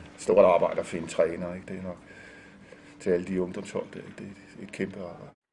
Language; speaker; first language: Danish; native; Danish